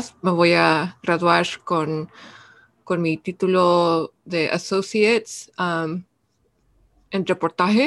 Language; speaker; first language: Spanish; early bilingual, heritage; Spanish